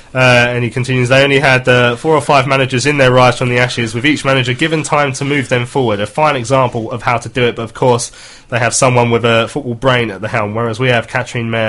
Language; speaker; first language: English; native; English